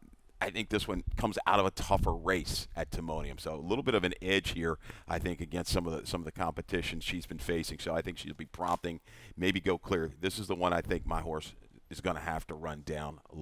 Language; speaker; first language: English; native; English